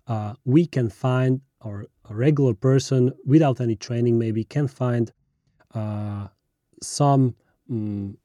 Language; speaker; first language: English; non-native, fluent; Slovak